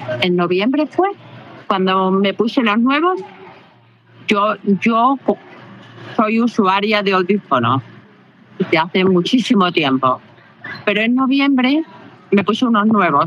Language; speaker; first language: Spanish; native; Spanish